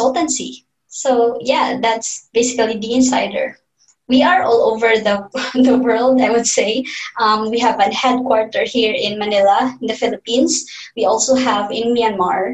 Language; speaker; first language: English; non-native, local second language; Cebuano